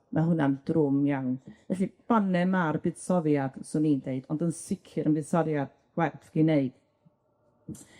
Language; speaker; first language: Welsh; native; Welsh